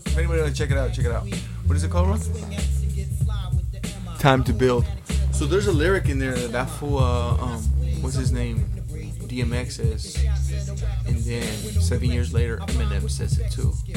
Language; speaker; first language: English; early bilingual, other home language; Spanish